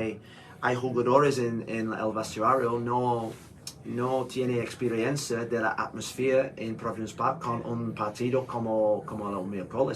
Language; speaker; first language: Spanish; non-native, learner; English